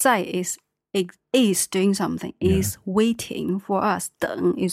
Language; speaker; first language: English; non-native, fluent; Chinese